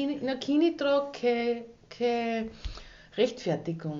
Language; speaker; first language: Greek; non-native, learner; German